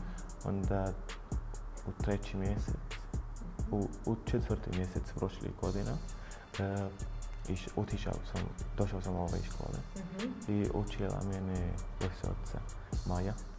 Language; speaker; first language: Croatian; early bilingual, other home language; Arabic